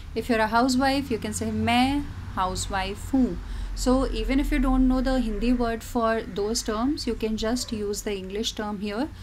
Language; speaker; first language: English; non-native, local second language; Hindi